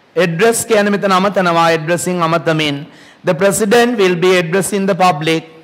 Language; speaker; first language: English; non-native, local second language; Sinhala